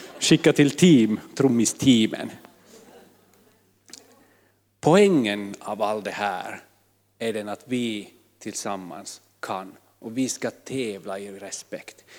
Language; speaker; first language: Swedish; non-native, fluent; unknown